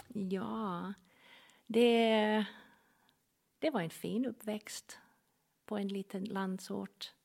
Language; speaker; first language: Swedish; non-native, fluent; English